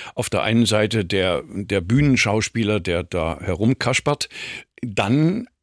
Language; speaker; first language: German; native; German